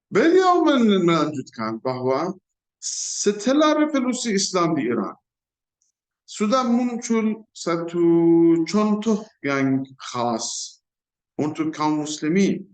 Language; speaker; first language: Indonesian; non-native, fluent; Persian